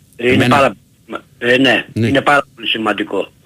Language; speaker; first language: Greek; native; Greek